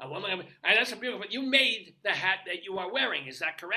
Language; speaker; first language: English; native; English